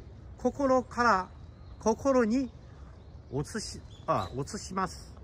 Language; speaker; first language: Japanese; non-native, fluent; Chinese